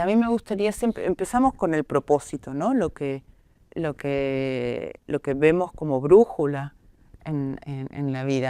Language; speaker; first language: Spanish; native; Spanish